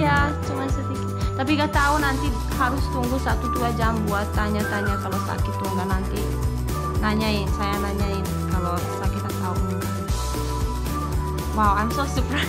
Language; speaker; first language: Indonesian; non-native, learner; English